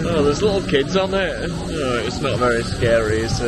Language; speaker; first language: English; native; English